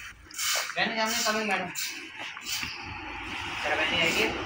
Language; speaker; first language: English; non-native, learner; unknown